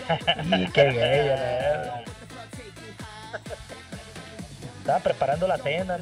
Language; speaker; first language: Spanish; native; Spanish